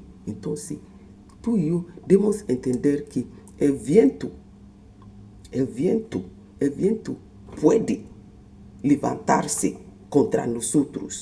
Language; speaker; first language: Spanish; non-native, fluent; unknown